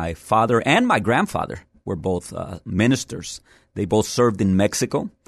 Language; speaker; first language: English; early bilingual, other home language; Spanish